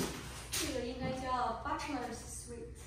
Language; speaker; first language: Chinese; native; Chinese